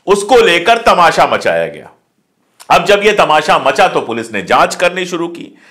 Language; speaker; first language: Hindi; native; Hindi